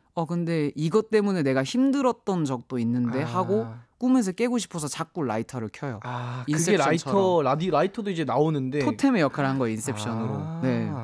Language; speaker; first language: Korean; native; Korean